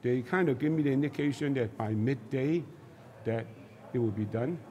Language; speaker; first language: English; non-native, local second language; Chinese